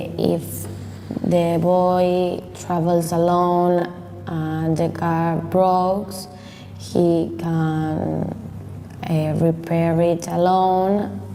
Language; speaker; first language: English; non-native, learner; Spanish